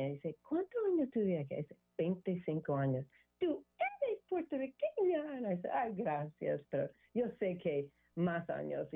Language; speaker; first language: Spanish; non-native, learner; English